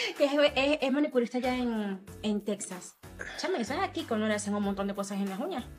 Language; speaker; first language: Spanish; native; Spanish